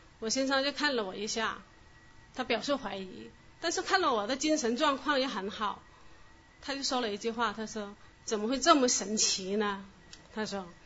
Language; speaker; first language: Chinese; non-native, local second language; Cantonese